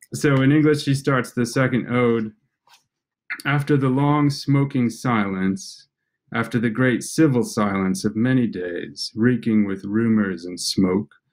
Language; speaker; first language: English; native; English